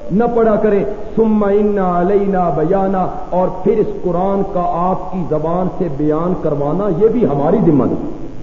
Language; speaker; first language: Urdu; non-native, local second language; Punjabi